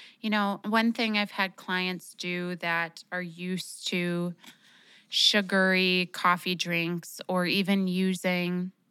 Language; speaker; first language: English; native; English